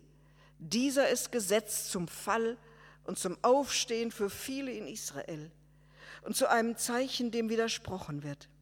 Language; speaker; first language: German; native; German